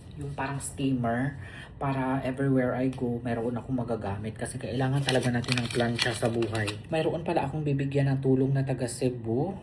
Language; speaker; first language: Filipino; non-native, local second language; Cebuano